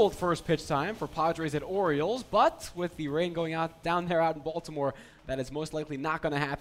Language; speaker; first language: English; native; English